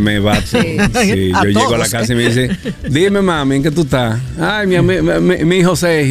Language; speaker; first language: Spanish; native; Spanish